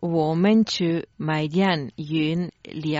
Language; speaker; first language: Chinese; non-native, learner; Croatian